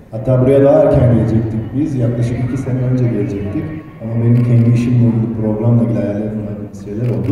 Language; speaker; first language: Turkish; native; Turkish